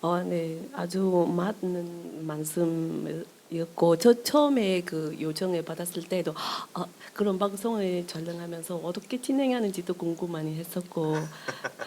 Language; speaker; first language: Korean; non-native, learner; Vietnamese